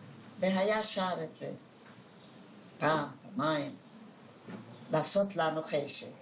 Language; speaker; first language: Hebrew; non-native, fluent; Hungarian